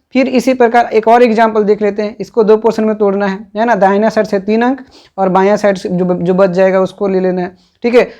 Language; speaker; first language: Hindi; native; Hindi